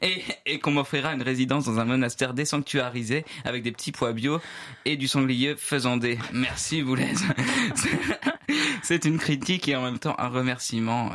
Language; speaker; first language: French; native; French